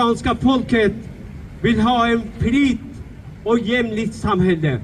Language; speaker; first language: Swedish; non-native, fluent; Persian